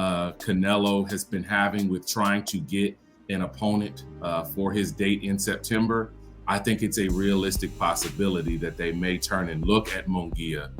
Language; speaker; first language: English; native; English